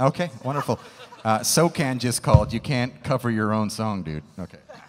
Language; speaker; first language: English; native; English